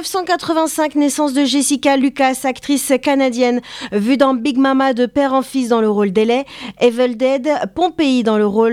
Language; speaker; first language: French; native; French